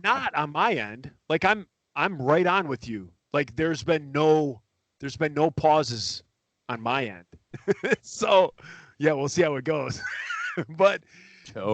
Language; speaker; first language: English; native; English